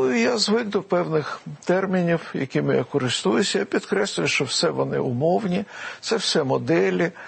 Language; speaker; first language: Ukrainian; non-native, local second language; Russian